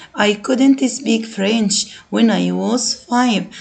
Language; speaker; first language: English; non-native, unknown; Arabic